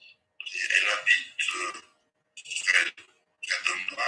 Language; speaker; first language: French; non-native, learner; English